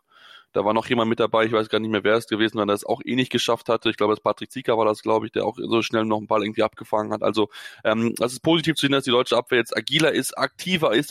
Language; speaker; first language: German; native; German